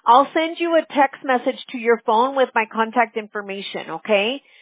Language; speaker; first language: English; early bilingual, other home language; Spanish